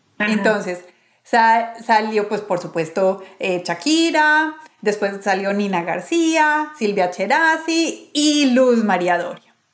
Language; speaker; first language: Spanish; native; Spanish